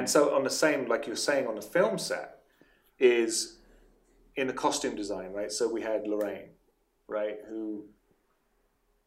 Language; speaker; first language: English; native; English